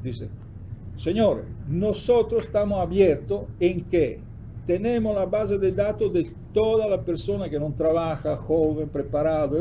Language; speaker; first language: Spanish; non-native, fluent; Italian